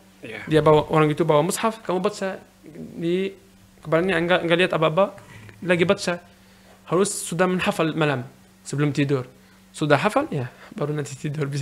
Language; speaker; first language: Indonesian; non-native, learner; Arabic